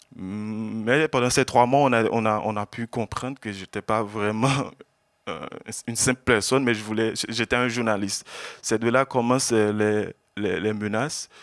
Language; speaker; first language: French; non-native, local second language; Haitian Creole